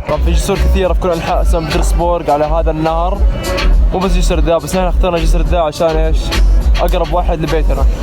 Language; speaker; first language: Arabic; native; Arabic